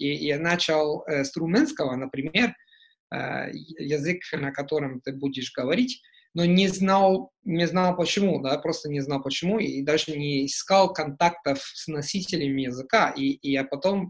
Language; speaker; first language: Russian; non-native, fluent; Italian